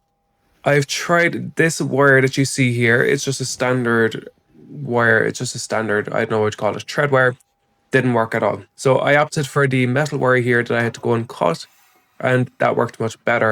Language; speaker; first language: English; native; English